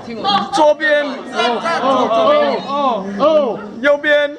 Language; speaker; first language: Chinese; non-native, learner; English